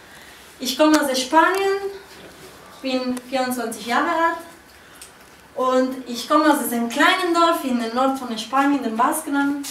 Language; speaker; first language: German; non-native, fluent; Spanish